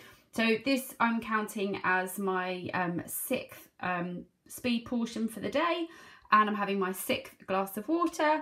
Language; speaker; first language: English; native; English